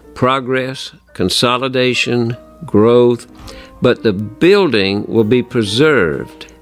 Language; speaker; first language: English; native; English